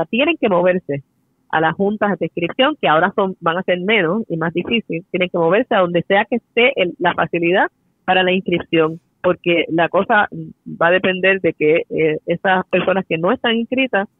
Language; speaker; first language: Spanish; native; Spanish